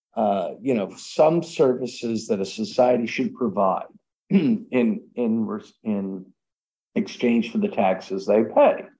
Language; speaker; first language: English; native; English